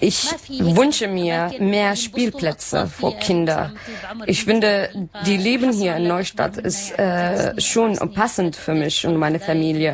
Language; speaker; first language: German; non-native, learner; Arabic